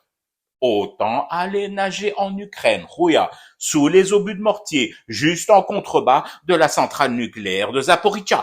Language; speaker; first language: French; non-native, local second language; Arabic